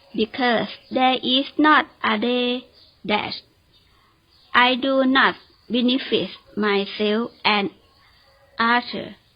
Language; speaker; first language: English; non-native, learner; Thai